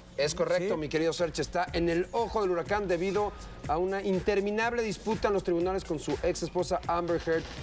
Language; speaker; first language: Spanish; native; Spanish